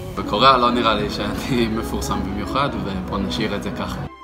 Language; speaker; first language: Hebrew; native; Hebrew